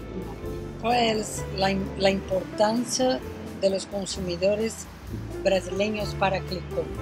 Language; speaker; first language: Spanish; non-native, fluent; Portuguese